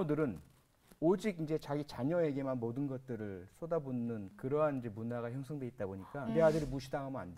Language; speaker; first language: Korean; native; Korean